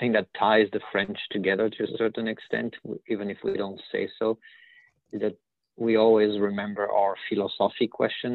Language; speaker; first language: English; non-native, fluent; French